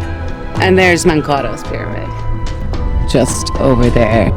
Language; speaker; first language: English; native; English